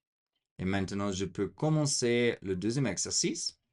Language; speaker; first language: French; non-native, fluent; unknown